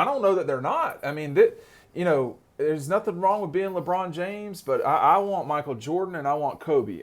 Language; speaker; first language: English; native; English